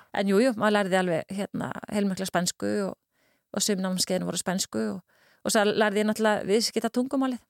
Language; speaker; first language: Icelandic; native; Icelandic